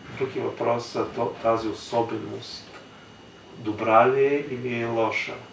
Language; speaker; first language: Bulgarian; early bilingual, heritage; Bulgarian